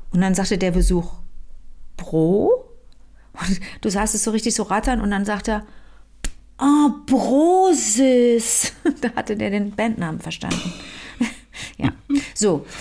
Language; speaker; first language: German; native; German